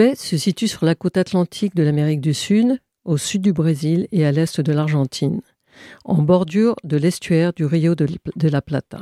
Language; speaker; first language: French; native; French